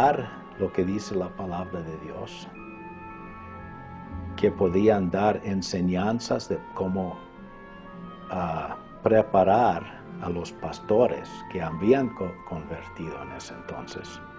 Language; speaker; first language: Spanish; non-native, fluent; English